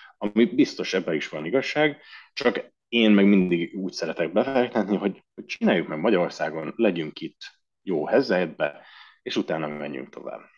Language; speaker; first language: Hungarian; early bilingual, heritage; Hungarian